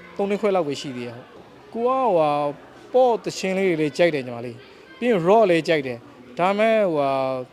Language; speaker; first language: Burmese; non-native, local second language; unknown